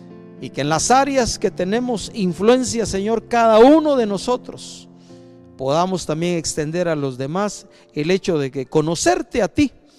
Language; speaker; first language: Spanish; native; Spanish